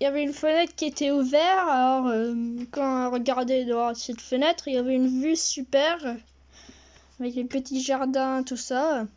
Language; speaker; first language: French; early bilingual, heritage; French